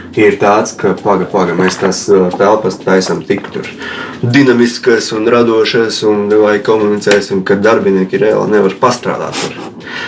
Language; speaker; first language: Latvian; non-native, local second language; Russian